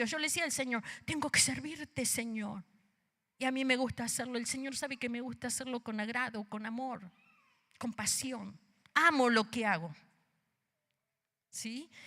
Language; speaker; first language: Spanish; native; Spanish